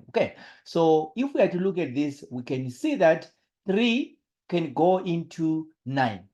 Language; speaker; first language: English; non-native, local second language; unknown